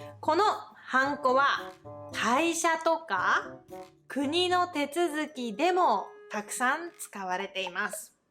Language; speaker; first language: Japanese; native; Japanese